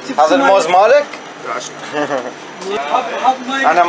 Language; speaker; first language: Arabic; non-native, learner; Urdu